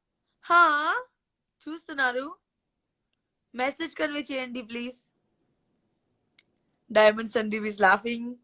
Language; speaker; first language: Telugu; non-native, learner; Gujarati